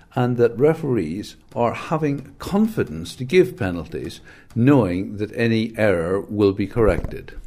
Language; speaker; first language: English; native; English